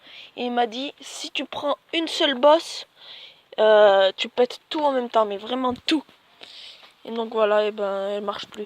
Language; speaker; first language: French; native; French